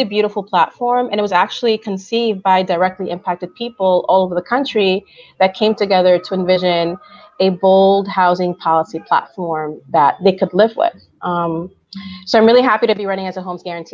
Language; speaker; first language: English; early bilingual, other home language; Spanish